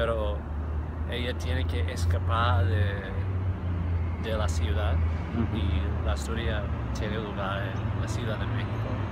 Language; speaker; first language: Spanish; non-native, fluent; English